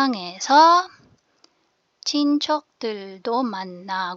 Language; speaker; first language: Korean; non-native, fluent; Filipino